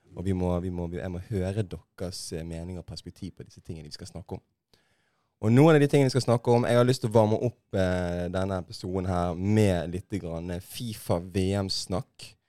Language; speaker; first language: Norwegian; native; Norwegian